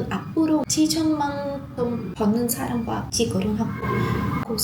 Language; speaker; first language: Korean; non-native, learner; Vietnamese